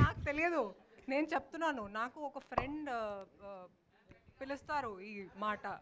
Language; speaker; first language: Telugu; non-native, fluent; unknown